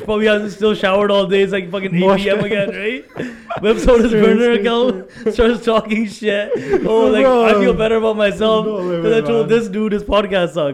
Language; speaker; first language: English; native; English